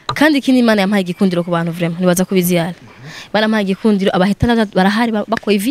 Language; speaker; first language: Rundi; non-native, local second language; Swahili